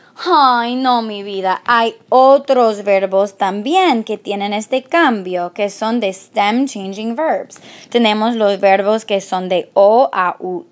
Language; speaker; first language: Spanish; non-native, fluent; English